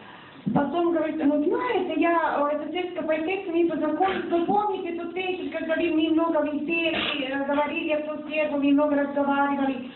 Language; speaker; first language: Russian; non-native, fluent; Serbian